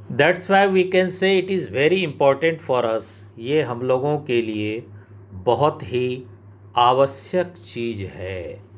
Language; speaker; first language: Hindi; native; Hindi